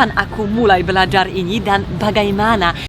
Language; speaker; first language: Indonesian; non-native, fluent; Polish